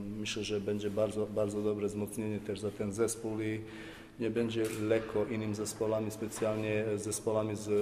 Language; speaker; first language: Polish; non-native, fluent; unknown